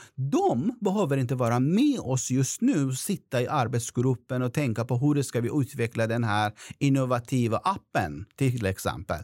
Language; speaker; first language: Swedish; non-native, fluent; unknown